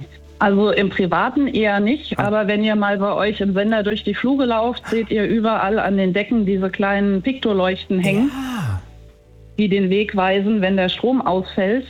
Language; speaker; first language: German; native; German